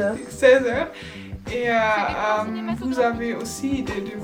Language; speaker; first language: French; non-native, learner; German